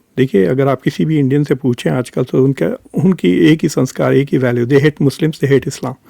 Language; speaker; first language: Urdu; native; Urdu